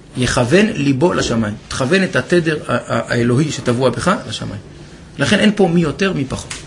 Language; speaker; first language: Hebrew; native; Hebrew